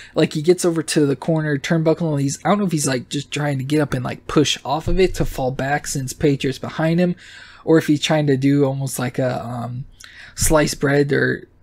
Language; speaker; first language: English; native; English